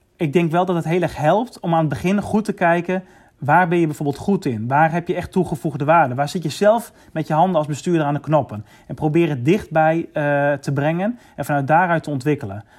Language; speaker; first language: Dutch; native; Dutch